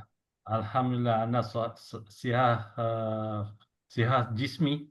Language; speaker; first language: Arabic; non-native, learner; Malay